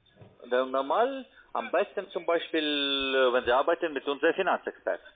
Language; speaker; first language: German; non-native, learner; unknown